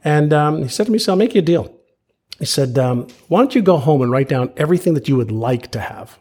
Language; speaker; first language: English; early bilingual, other home language; Hebrew